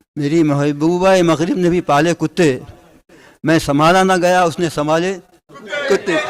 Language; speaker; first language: Urdu; native; Urdu